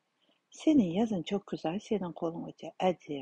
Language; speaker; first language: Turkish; non-native, fluent; Kazakh